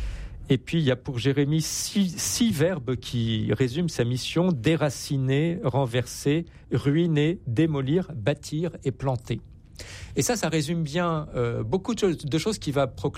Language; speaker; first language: French; native; French